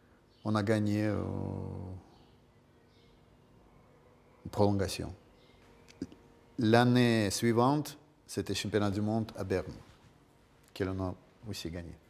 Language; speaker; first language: French; non-native, fluent; Russian